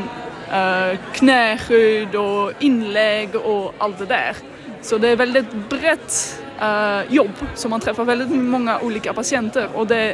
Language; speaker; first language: Swedish; non-native, fluent; Dutch